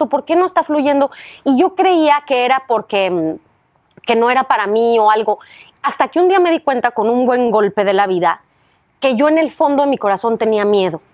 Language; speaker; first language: Spanish; native; Spanish